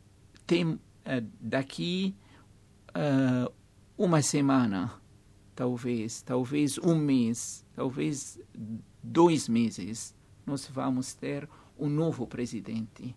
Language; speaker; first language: Portuguese; non-native, fluent; Arabic